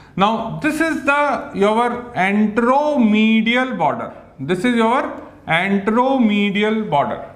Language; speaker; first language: English; non-native, local second language; Hindi